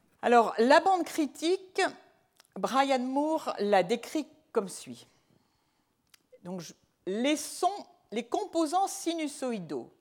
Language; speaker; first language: French; native; French